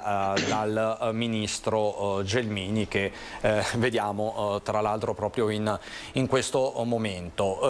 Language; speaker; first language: Italian; native; Italian